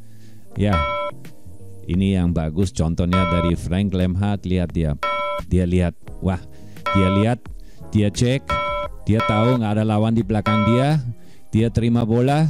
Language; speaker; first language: Indonesian; non-native, fluent; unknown